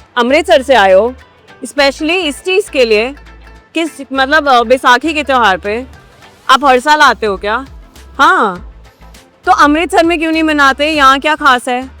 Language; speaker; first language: Hindi; native; Hindi